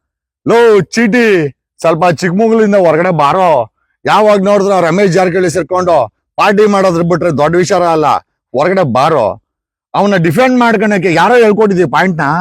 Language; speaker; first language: Kannada; native; Kannada